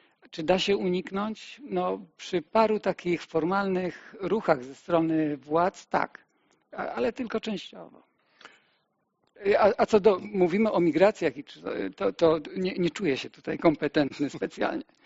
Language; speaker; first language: Polish; native; Polish